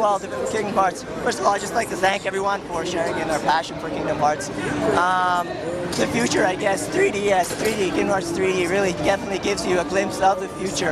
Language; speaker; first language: English; non-native, fluent; Japanese